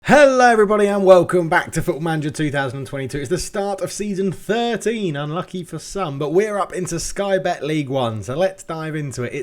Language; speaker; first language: English; native; English